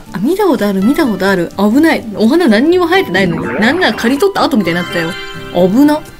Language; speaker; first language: Japanese; native; Japanese